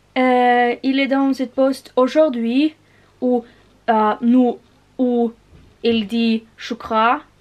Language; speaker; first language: French; non-native, learner; English